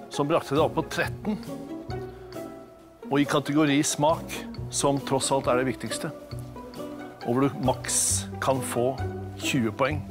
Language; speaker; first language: Norwegian; native; Norwegian